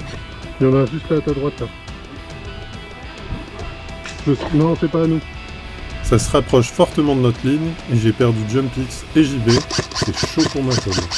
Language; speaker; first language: French; native; French